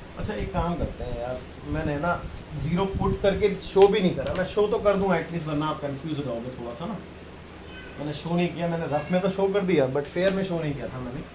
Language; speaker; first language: Hindi; native; Hindi